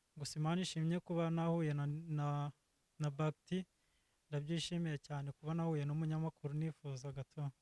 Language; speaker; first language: Kinyarwanda; native; Kinyarwanda